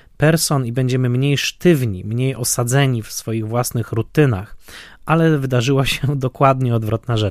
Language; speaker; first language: Polish; native; Polish